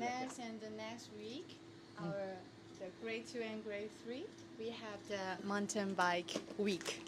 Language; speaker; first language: English; non-native, learner; Chinese